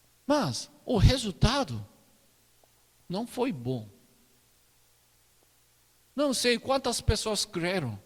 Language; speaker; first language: Portuguese; non-native, learner; Korean